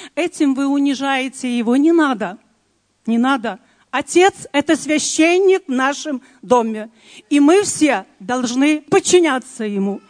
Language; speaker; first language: Russian; native; Russian